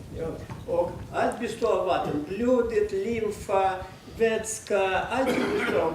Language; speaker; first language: Swedish; non-native, fluent; Russian